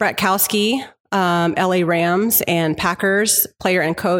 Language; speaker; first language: English; native; English